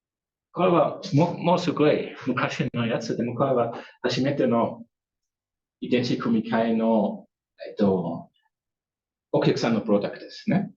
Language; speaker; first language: Japanese; non-native, learner; German